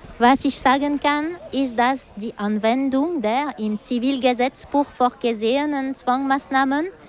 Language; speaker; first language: German; non-native, local second language; French